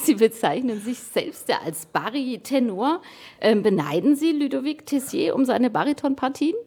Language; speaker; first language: German; native; German